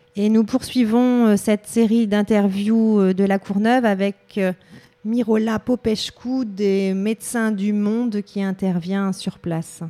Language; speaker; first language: French; native; French